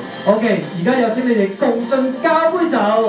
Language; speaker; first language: Cantonese; native; Cantonese